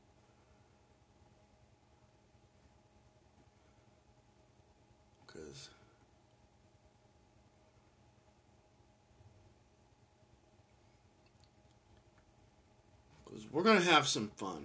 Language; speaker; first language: English; native; English